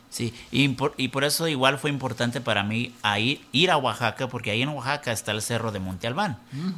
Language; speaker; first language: Spanish; early bilingual, heritage; Spanish